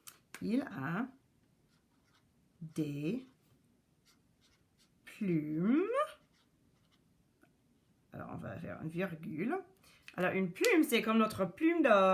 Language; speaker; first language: French; non-native, local second language; English